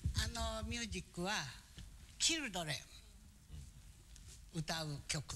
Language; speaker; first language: Japanese; native; Japanese